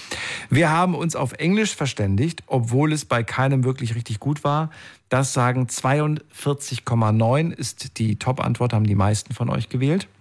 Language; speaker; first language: German; native; German